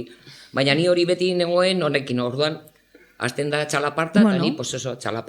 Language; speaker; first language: Basque; non-native, local second language; Spanish